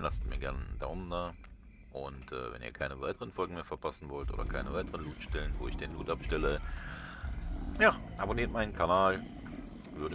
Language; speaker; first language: German; native; German